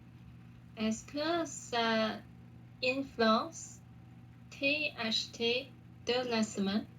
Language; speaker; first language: French; non-native, learner; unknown